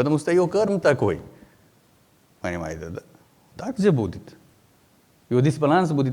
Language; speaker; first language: Russian; non-native, learner; Hindi